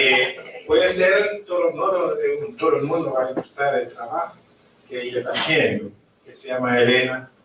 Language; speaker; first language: Spanish; non-native, learner; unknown